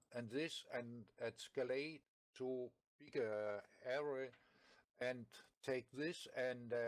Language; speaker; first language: English; non-native, learner; Danish